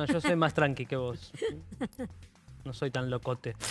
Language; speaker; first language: Spanish; native; Spanish